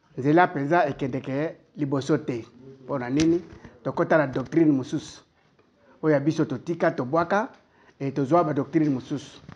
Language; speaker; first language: Lingala; non-native, local second language; Kituba (Democratic Republic of Congo)